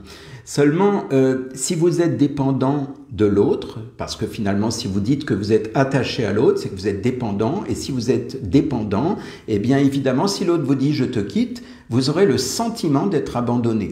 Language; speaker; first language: French; native; French